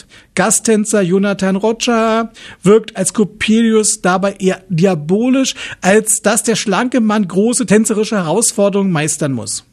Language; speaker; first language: German; native; German